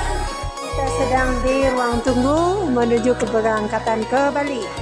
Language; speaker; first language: Indonesian; native; Indonesian